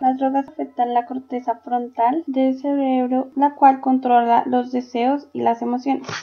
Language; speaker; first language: Spanish; native; Spanish